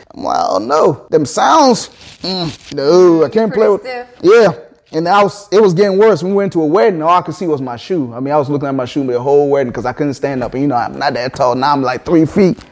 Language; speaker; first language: English; early bilingual, other home language; Akan